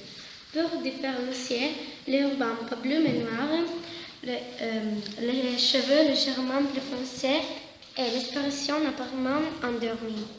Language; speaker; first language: French; non-native, learner; Italian